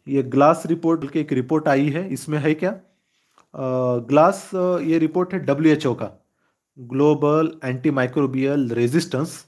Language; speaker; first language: Hindi; non-native, local second language; Marathi